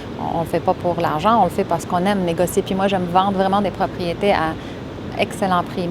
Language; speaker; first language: French; early bilingual, other home language; Arabic